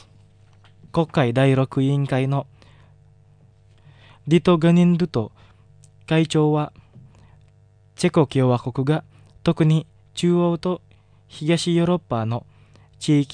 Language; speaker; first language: Japanese; non-native, fluent; Indonesian